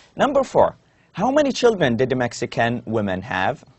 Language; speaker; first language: English; non-native, fluent; Arabic